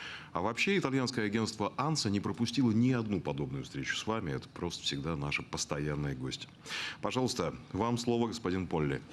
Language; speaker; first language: Russian; native; Russian